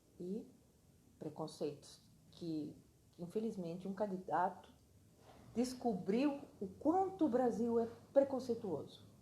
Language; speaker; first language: Portuguese; non-native, fluent; Spanish